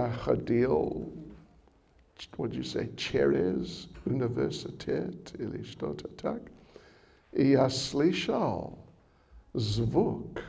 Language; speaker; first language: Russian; non-native, learner; English